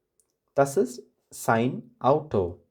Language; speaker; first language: German; non-native, fluent; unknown